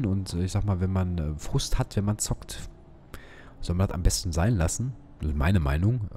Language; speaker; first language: German; native; German